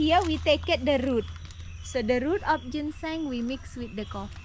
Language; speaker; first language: English; non-native, learner; Balinese